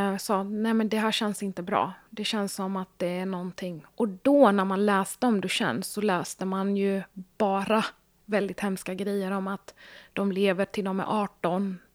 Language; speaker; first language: Swedish; early bilingual, other home language; Gujarati